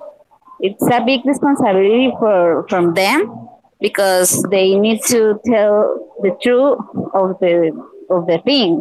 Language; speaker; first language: English; non-native, learner; Spanish